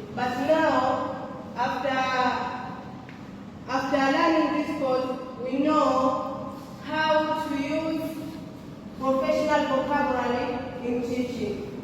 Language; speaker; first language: English; non-native, local second language; Swahili